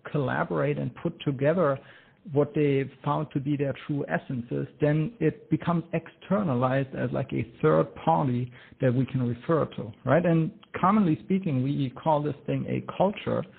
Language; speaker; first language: English; non-native, fluent; German